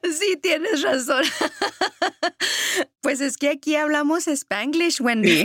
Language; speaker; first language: Spanish; early bilingual, heritage; Spanish